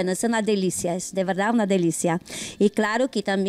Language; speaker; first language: Portuguese; non-native, learner; Spanish